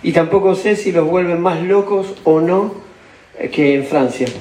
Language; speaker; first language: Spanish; non-native, learner; French